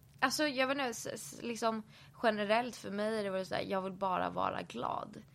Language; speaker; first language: Swedish; native; Swedish